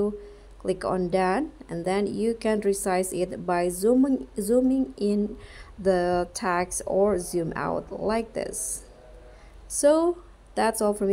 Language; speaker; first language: English; non-native, fluent; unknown